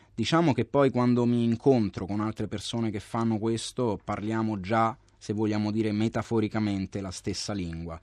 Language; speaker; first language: Italian; native; Italian